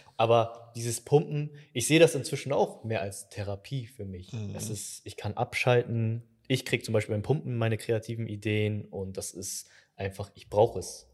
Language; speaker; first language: German; early bilingual, other home language; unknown